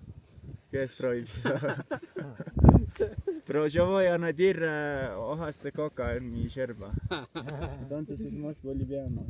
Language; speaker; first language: Spanish; non-native, learner; Estonian